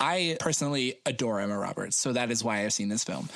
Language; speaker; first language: English; native; English